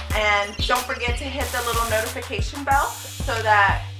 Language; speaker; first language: English; native; English